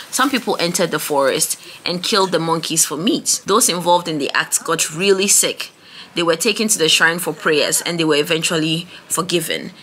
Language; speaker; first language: English; non-native, local second language; Ewe